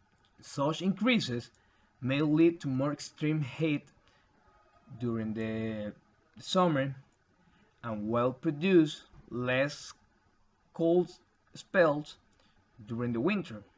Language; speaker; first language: English; non-native, learner; Spanish